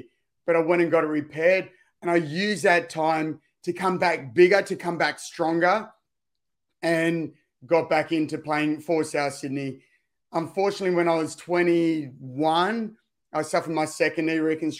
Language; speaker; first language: English; native; English